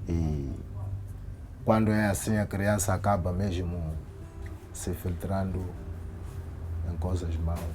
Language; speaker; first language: Portuguese; non-native, local second language; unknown